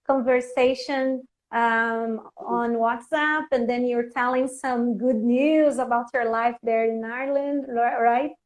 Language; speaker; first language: English; non-native, fluent; Portuguese